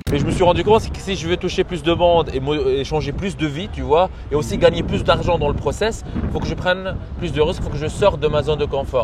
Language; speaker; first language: French; native; French